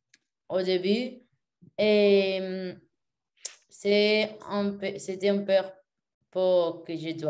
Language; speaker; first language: French; non-native, learner; Spanish